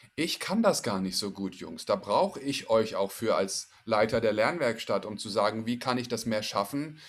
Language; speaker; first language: German; native; German